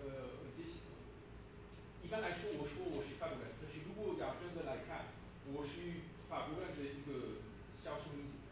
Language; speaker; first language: Chinese; non-native, fluent; French